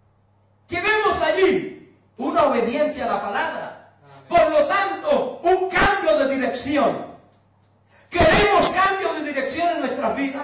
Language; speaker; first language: Spanish; native; Spanish